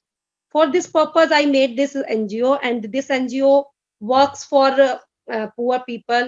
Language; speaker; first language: English; non-native, fluent; Hindi